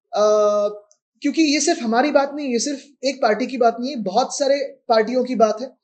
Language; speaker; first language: Hindi; non-native, local second language; Marathi